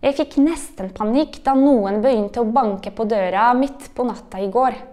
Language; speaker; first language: Norwegian; non-native, fluent; Polish